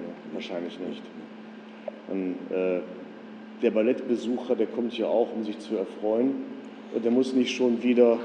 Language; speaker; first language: German; native; German